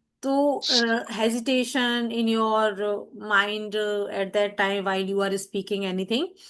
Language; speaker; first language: English; non-native, learner; Hindi